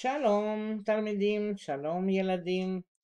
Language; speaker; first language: Hebrew; non-native, fluent; Russian